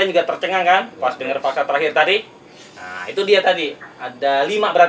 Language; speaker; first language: Indonesian; native; Indonesian